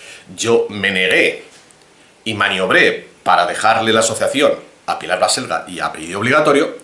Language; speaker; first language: Spanish; native; Spanish